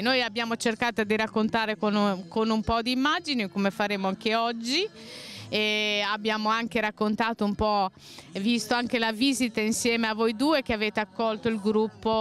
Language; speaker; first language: Italian; native; Italian